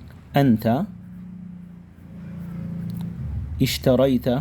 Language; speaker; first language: Arabic; non-native, fluent; Indonesian